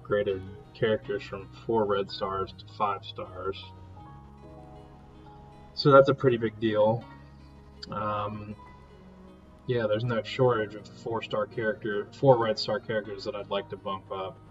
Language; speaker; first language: English; native; English